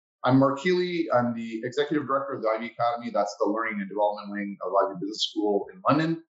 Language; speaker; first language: English; native; English